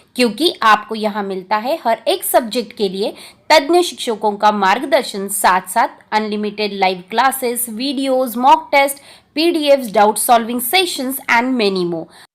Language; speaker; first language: Hindi; non-native, local second language; Marathi